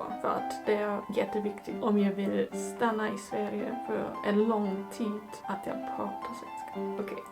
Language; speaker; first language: Swedish; non-native, learner; German